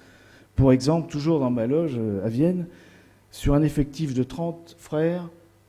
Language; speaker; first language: French; native; French